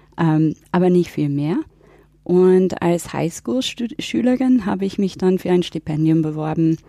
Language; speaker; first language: German; non-native, fluent; English